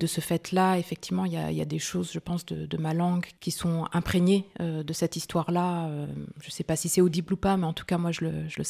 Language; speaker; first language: French; early bilingual, other home language; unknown